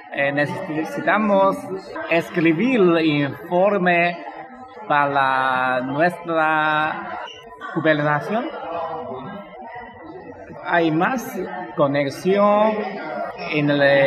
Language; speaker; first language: Spanish; non-native, fluent; Chinese